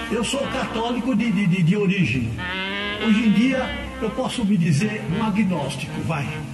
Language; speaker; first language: Portuguese; native; Portuguese